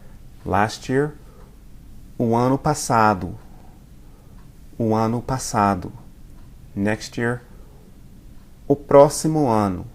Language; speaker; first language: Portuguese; non-native, fluent; English